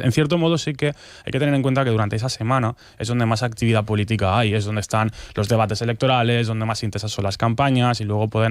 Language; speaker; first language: Spanish; native; Spanish